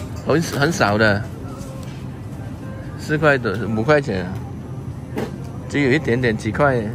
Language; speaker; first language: Chinese; non-native, local second language; Cantonese